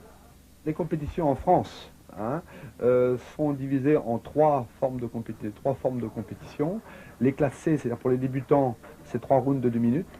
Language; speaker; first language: French; native; French